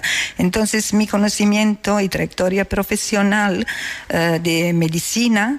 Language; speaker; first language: Spanish; non-native, learner; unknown